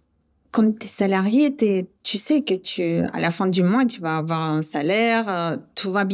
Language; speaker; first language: French; non-native, fluent; Russian